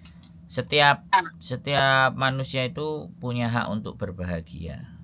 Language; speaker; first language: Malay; non-native, local second language; Javanese